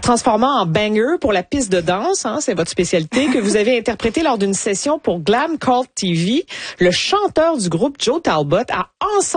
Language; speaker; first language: French; native; French